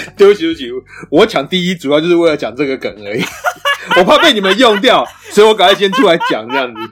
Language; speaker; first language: Chinese; native; Chinese